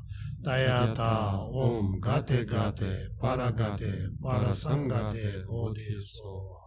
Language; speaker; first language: Russian; non-native, learner; Tibetan